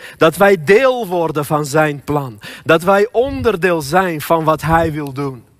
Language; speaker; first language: Dutch; non-native, fluent; Armenian